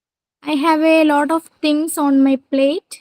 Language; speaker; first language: English; non-native, learner; Malayalam